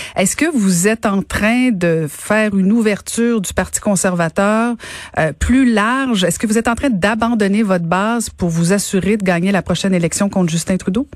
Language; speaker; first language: French; native; French